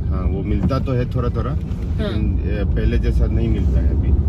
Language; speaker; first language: Hindi; non-native, local second language; Manipuri